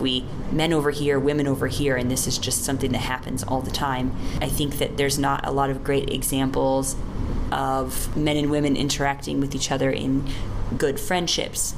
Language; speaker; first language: English; native; English